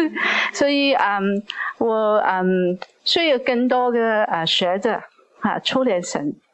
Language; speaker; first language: Chinese; non-native, local second language; Cantonese